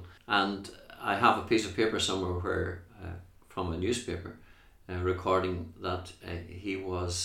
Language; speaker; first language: English; native; English